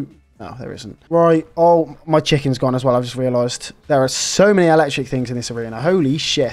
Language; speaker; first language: English; native; English